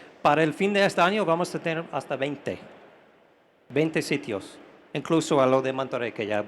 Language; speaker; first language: Spanish; non-native, fluent; English